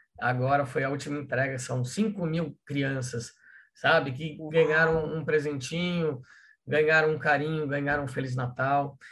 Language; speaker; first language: Portuguese; native; Portuguese